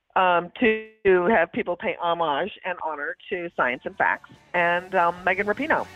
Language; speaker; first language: English; native; English